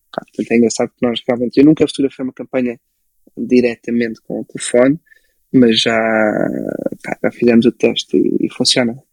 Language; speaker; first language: Portuguese; early bilingual, other home language; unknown